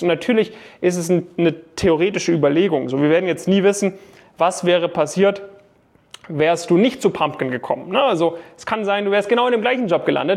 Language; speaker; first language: German; native; German